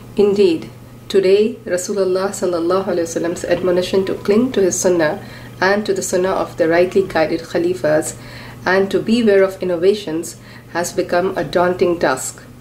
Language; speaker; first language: English; non-native, local second language; Urdu